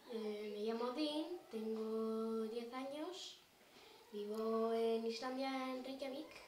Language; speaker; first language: Spanish; early bilingual, other home language; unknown